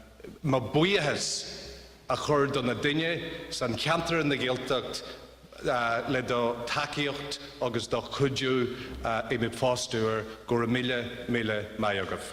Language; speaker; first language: Irish; non-native, learner; English